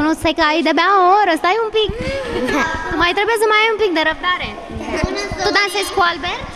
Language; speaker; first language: Romanian; native; Romanian